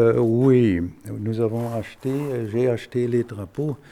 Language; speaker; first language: French; non-native, fluent; German